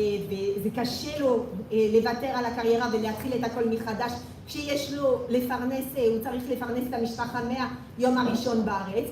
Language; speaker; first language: Hebrew; non-native, fluent; French